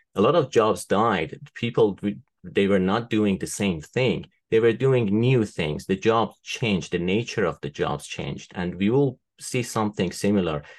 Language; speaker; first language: English; non-native, fluent; Persian